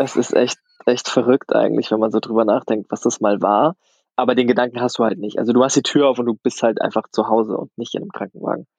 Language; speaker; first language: German; native; German